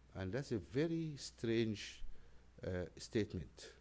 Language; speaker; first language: English; non-native, fluent; Arabic